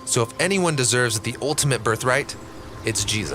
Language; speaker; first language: English; native; English